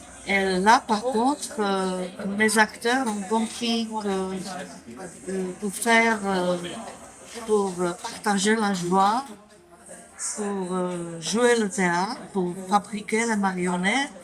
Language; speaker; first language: French; non-native, fluent; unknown